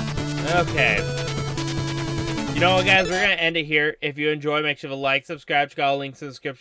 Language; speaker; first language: English; native; English